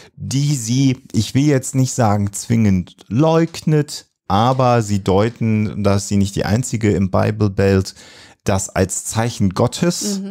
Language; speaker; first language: German; native; German